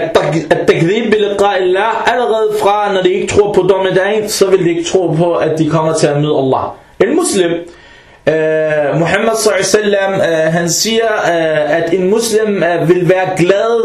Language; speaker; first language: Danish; non-native, fluent; Arabic